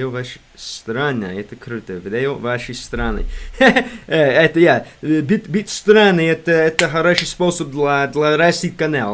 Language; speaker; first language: Russian; non-native, learner; English